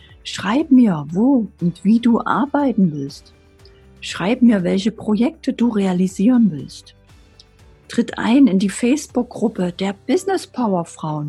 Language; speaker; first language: German; native; German